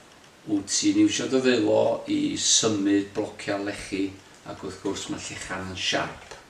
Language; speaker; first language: Welsh; native; Welsh